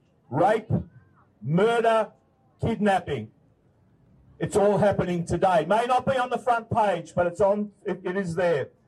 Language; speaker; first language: English; early bilingual, other home language; Ukrainian